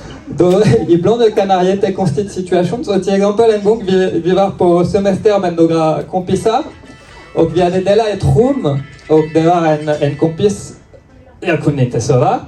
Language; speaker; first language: Swedish; non-native, learner; French